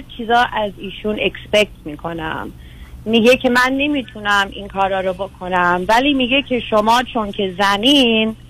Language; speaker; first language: Persian; early bilingual, heritage; Persian